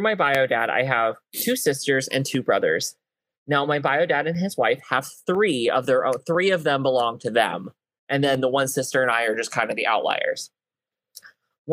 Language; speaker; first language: English; native; English